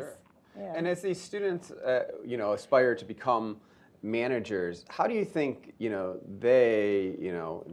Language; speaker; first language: English; native; English